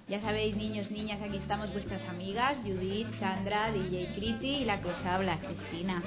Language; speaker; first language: Spanish; native; Spanish